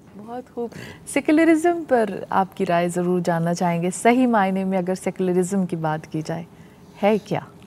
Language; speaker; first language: Hindi; native; Hindi